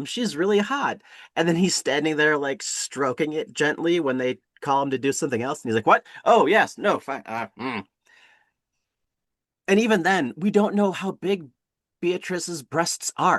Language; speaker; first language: English; native; English